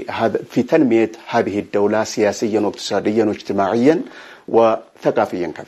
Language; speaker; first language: Arabic; non-native, fluent; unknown